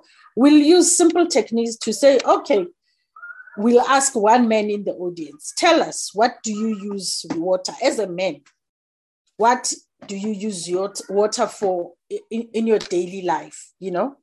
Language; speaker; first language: English; non-native, local second language; Zulu